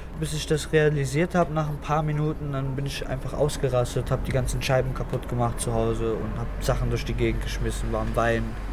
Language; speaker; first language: German; early bilingual, other home language; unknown